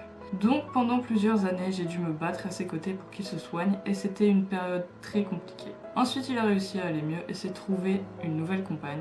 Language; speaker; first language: French; native; French